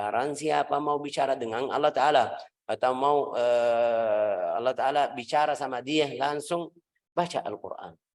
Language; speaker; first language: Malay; non-native, fluent; Arabic